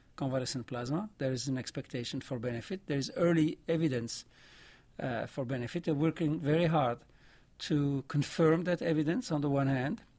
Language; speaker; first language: English; non-native, fluent; French